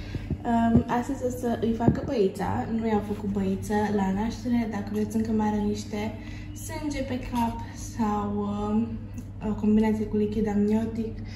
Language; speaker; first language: Romanian; native; Romanian